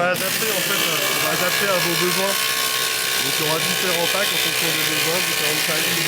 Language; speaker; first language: French; native; French